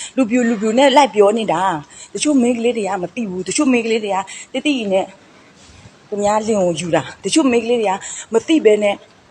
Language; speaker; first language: Burmese; non-native, local second language; Karen languages